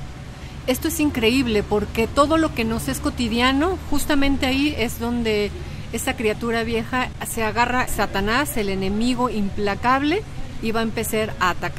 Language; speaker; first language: Spanish; native; Spanish